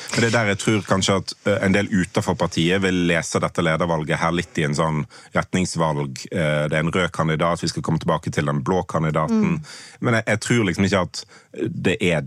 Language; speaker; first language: Norwegian; native; Norwegian